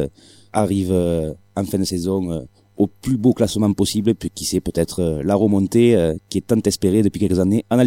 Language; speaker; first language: French; native; French